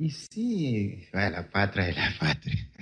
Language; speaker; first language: Spanish; non-native, learner; Xhosa